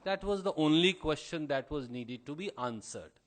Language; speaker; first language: English; non-native, local second language; Hindi